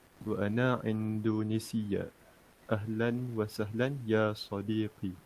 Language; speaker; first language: Arabic; non-native, learner; Malay